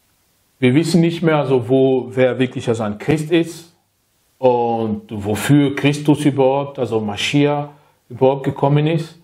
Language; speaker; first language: German; non-native, learner; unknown